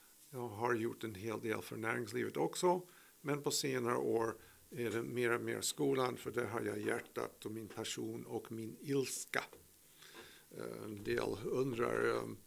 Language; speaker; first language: Swedish; non-native, fluent; English